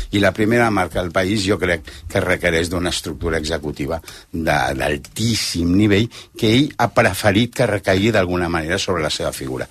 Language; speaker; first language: Catalan; native; Catalan